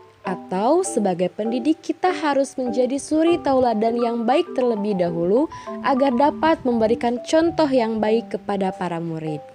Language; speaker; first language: Indonesian; native; Indonesian